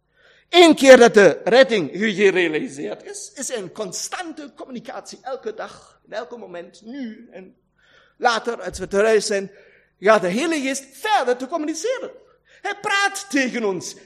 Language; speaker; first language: Dutch; non-native, fluent; German